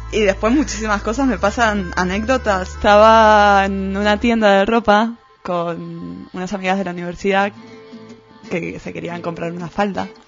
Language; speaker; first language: Spanish; native; Spanish